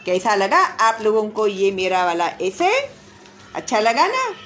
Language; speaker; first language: Hindi; non-native, local second language; Marathi